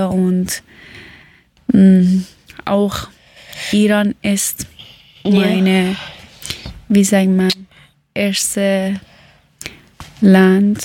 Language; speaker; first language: German; non-native, fluent; Persian